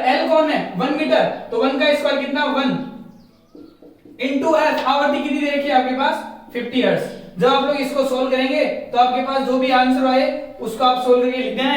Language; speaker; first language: Hindi; native; Hindi